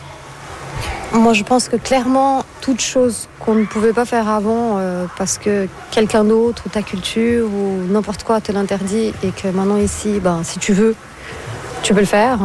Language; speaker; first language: French; non-native, fluent; Portuguese